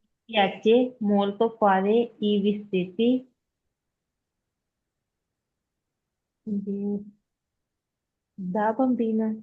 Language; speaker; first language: Italian; non-native, learner; Punjabi